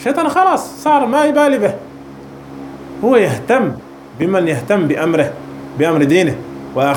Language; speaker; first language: Arabic; non-native, fluent; French